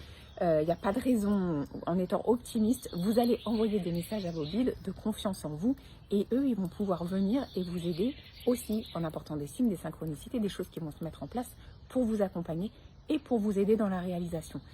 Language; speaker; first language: French; native; French